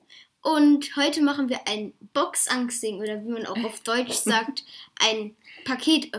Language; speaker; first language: German; native; German